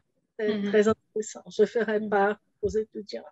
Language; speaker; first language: French; non-native, fluent; Portuguese